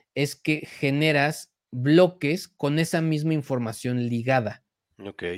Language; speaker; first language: Spanish; native; Spanish